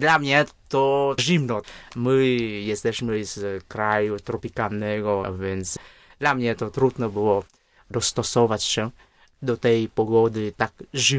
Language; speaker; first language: Polish; non-native, fluent; Vietnamese